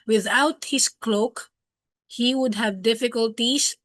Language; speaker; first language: English; non-native, local second language; Filipino